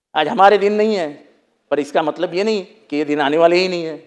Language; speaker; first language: Hindi; non-native, local second language; Marathi